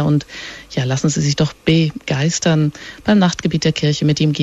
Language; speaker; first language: German; native; German